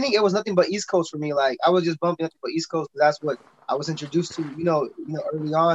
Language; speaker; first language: English; native; English